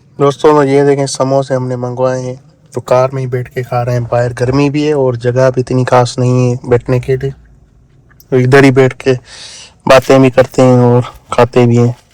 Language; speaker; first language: Urdu; non-native, local second language; Sindhi